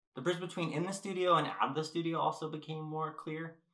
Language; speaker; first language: English; native; English